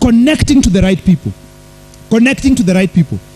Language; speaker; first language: English; non-native, local second language; Swahili